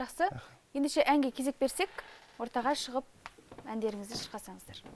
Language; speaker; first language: Kazakh; native; Kazakh